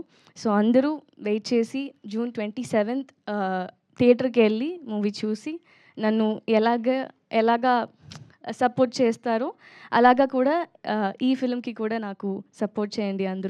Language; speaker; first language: Telugu; non-native, learner; Tamil